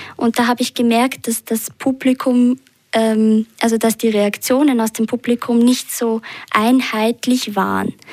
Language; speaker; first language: German; early bilingual, other home language; Albanian